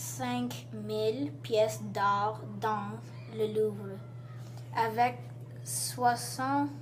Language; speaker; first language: French; non-native, learner; English